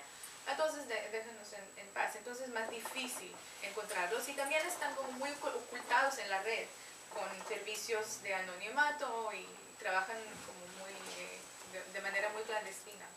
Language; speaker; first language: Spanish; non-native, fluent; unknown